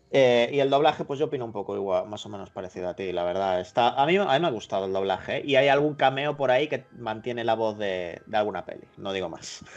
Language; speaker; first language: Spanish; native; Spanish